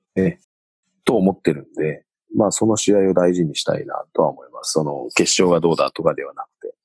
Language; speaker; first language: Japanese; native; Japanese